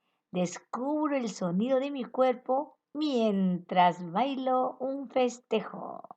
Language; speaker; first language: Spanish; native; Spanish